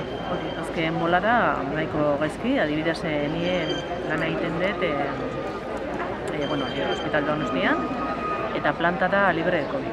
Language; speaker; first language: Basque; non-native, local second language; Spanish